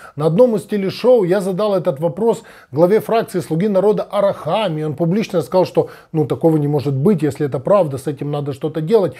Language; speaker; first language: Russian; native; Russian